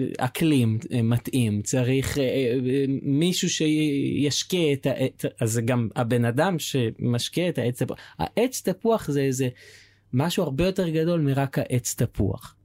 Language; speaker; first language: Hebrew; native; Hebrew